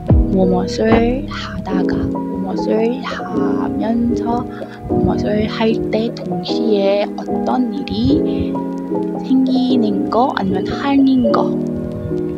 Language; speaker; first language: Korean; non-native, learner; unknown